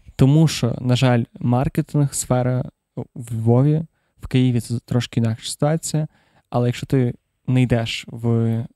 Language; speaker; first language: Ukrainian; non-native, local second language; Russian